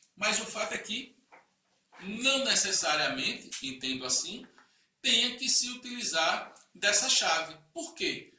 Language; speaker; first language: Portuguese; native; Portuguese